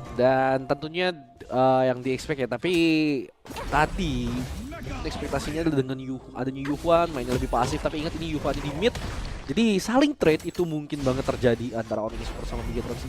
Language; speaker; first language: Indonesian; native; Indonesian